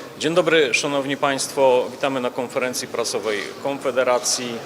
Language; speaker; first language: Polish; native; Polish